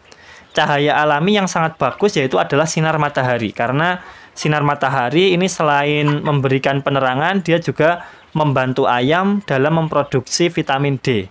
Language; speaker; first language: Indonesian; native; Indonesian